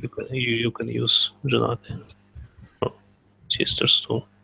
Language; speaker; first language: English; non-native, learner; Russian